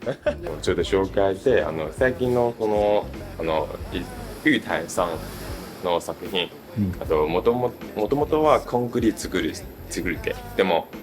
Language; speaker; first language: Japanese; non-native, learner; Chinese